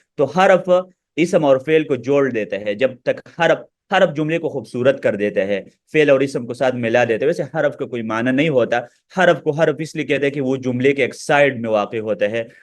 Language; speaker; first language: Urdu; non-native, local second language; Pashto